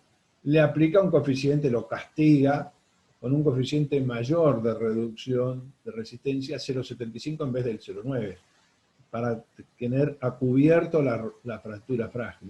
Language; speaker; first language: Spanish; native; Spanish